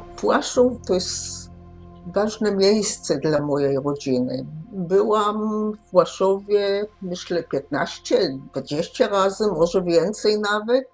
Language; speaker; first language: Polish; early bilingual, heritage; Polish